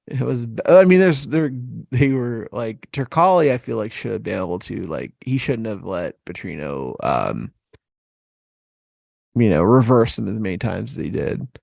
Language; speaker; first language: English; native; English